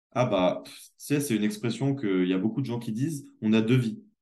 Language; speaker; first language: French; native; French